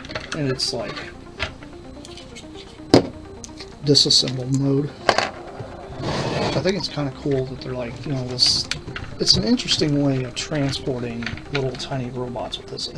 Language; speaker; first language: English; native; English